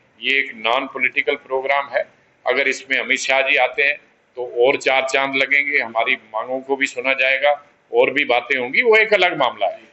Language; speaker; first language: Hindi; non-native, local second language; Pahari-Potwari